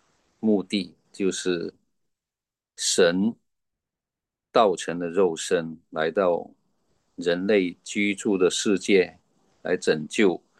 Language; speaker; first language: Chinese; native; Chinese